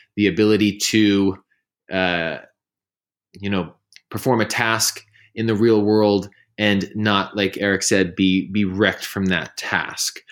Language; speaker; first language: English; native; English